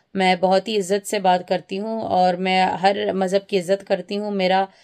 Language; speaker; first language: Urdu; early bilingual, heritage; Urdu